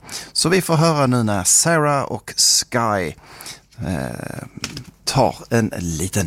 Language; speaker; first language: Swedish; native; Swedish